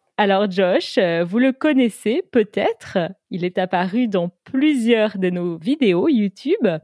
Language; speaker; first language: French; native; French